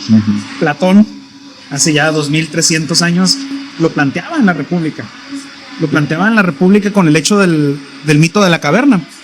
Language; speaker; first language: Spanish; native; Spanish